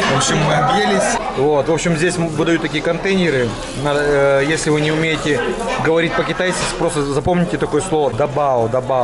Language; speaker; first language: Russian; native; Russian